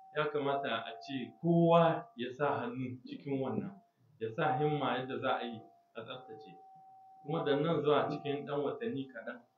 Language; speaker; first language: Hausa; native; Hausa